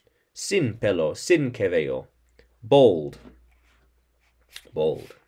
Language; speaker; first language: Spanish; non-native, learner; English